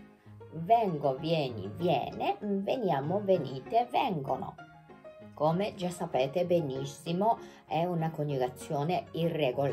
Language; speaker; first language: Italian; non-native, fluent; Japanese